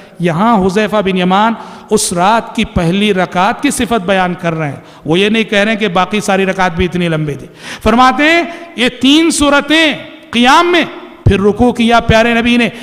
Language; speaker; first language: Urdu; native; Urdu